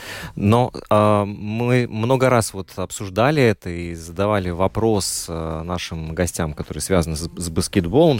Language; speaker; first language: Russian; native; Russian